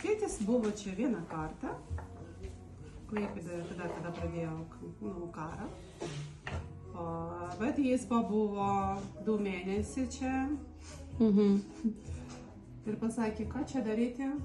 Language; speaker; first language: Lithuanian; non-native, learner; Russian